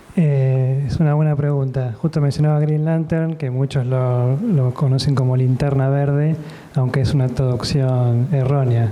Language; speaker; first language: Spanish; native; Spanish